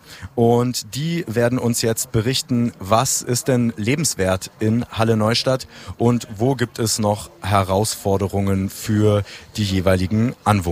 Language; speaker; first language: German; native; German